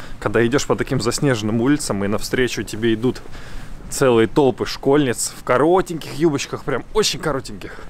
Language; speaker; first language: Russian; native; Russian